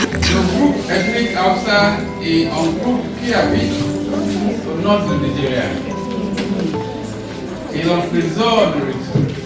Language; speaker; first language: French; non-native, learner; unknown